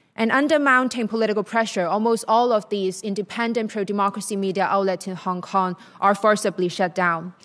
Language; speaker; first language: English; non-native, local second language; Cantonese